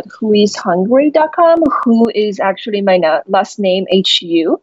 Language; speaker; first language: English; non-native, fluent; Chinese